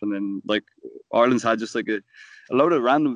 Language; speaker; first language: English; native; English